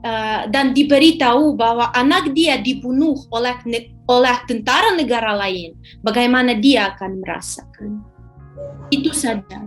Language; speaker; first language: Indonesian; non-native, fluent; Ukrainian